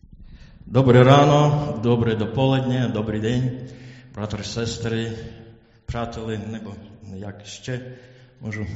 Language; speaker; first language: Czech; non-native, learner; Ukrainian